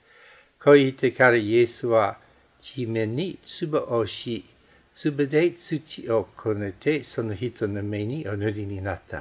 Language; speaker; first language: Japanese; non-native, fluent; English